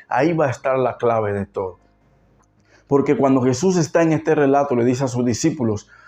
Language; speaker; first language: Spanish; native; Spanish